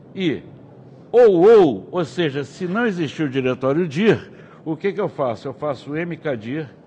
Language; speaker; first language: Portuguese; native; Portuguese